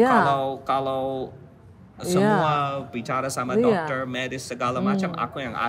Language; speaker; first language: Indonesian; non-native, fluent; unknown